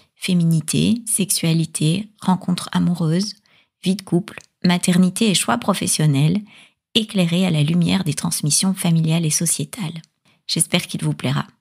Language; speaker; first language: French; native; French